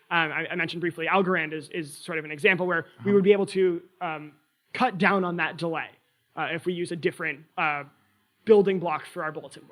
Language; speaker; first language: English; native; English